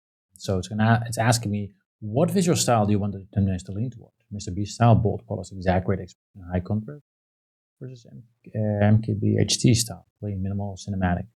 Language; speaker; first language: English; non-native, fluent; Dutch